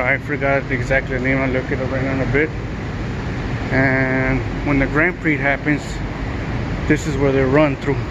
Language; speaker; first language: English; native; English